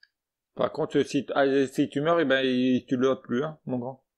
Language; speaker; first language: French; native; French